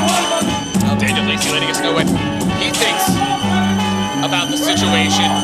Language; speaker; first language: English; native; English